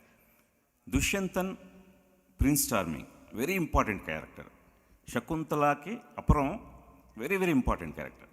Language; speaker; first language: Tamil; non-native, local second language; Telugu